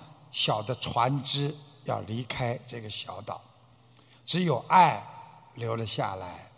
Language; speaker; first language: Chinese; native; Chinese